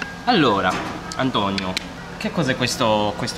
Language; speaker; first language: Italian; non-native, learner; English